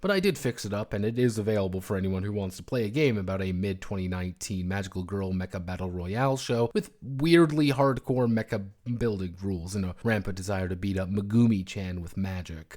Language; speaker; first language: English; native; English